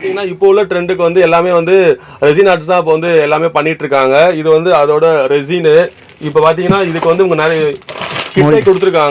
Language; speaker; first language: Tamil; native; Tamil